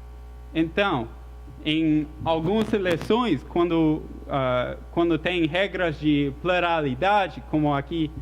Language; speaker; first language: Portuguese; non-native, fluent; English